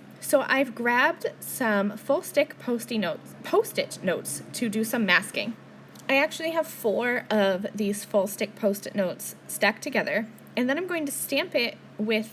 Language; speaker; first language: English; native; English